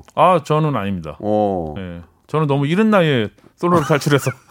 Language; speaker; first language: Korean; native; Korean